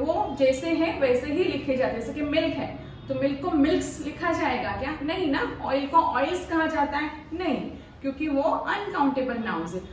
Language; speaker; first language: Hindi; non-native, local second language; Marathi